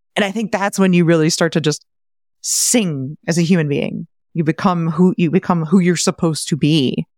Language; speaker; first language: English; native; English